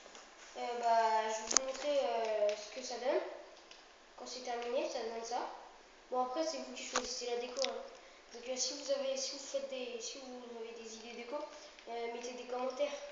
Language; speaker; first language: French; native; French